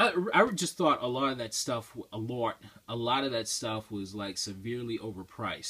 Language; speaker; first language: English; native; English